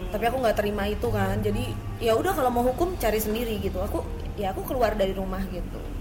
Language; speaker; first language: Indonesian; native; Indonesian